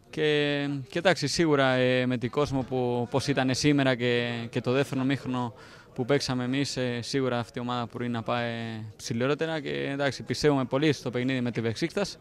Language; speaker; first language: Greek; non-native, learner; Spanish